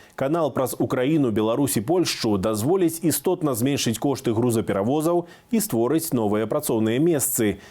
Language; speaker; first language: Belarusian; native; Belarusian